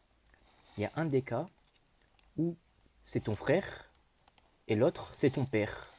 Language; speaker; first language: French; native; French